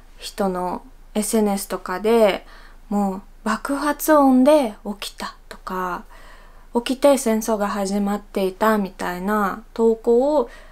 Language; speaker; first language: Japanese; non-native, fluent; Russian